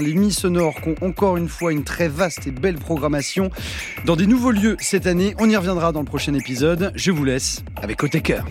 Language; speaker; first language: French; native; French